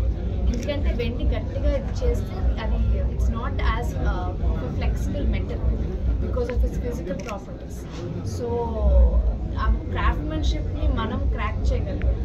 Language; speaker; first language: Telugu; native; Telugu